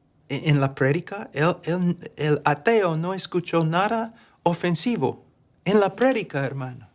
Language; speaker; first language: Spanish; non-native, fluent; English